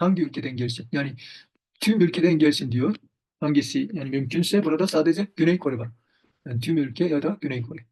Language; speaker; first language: Turkish; non-native, fluent; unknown